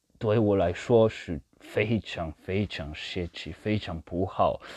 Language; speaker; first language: Chinese; non-native, learner; French